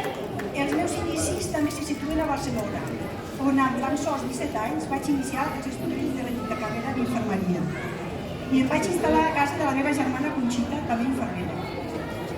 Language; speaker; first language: Catalan; native; Catalan